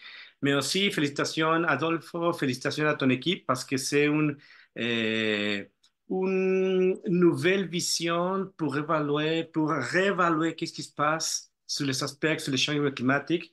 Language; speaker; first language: French; non-native, fluent; Spanish